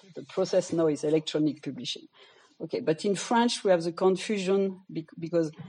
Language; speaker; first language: English; non-native, fluent; French